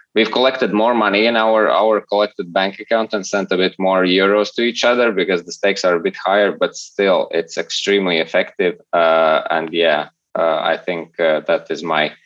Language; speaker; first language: English; non-native, fluent; Latvian